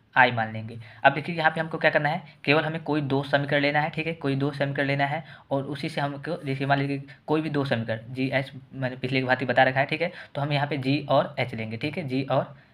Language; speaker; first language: Hindi; native; Hindi